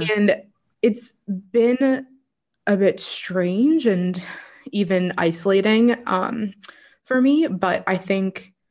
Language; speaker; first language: English; native; English